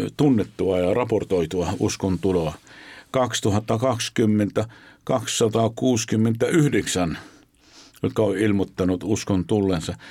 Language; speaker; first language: Finnish; non-native, fluent; Arabic